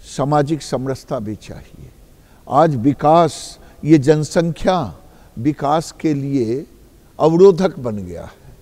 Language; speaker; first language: Hindi; native; Hindi